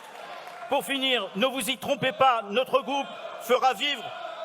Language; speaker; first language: French; native; French